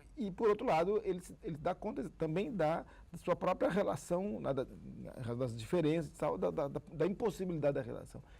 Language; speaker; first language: Portuguese; native; Portuguese